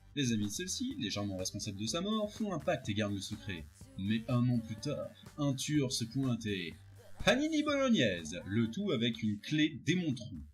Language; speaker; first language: French; native; French